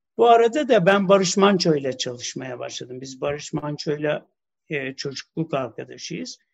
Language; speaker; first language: Turkish; early bilingual, heritage; Turkish